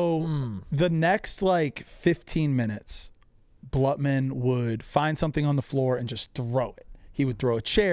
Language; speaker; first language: English; native; English